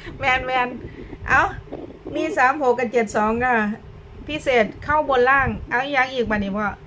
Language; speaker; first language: Thai; non-native, local second language; Lao